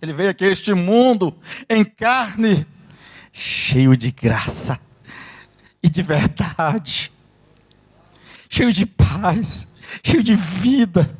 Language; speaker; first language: Portuguese; native; Portuguese